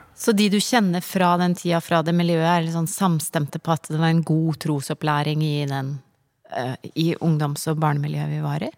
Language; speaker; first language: Norwegian; native; Norwegian